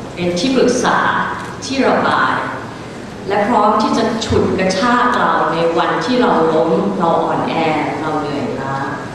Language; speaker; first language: Thai; early bilingual, other home language; English